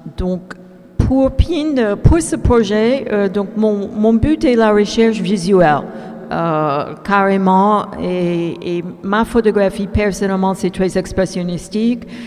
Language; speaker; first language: French; non-native, fluent; English